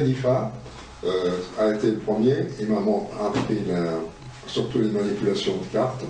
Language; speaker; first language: French; native; French